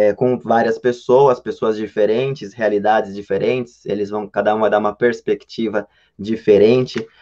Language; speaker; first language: Portuguese; native; Portuguese